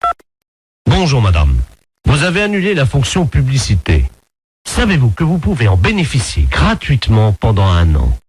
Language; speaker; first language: French; native; French